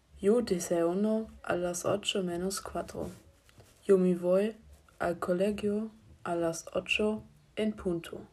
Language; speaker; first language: Spanish; non-native, learner; German